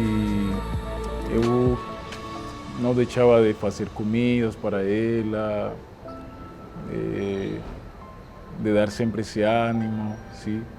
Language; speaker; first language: Portuguese; non-native, fluent; Spanish